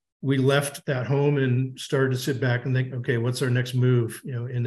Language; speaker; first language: English; native; English